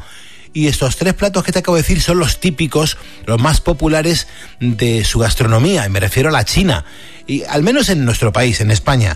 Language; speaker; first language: Spanish; native; Spanish